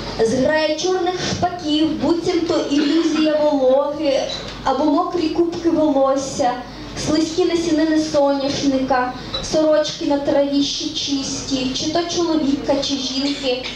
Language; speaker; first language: Ukrainian; native; Ukrainian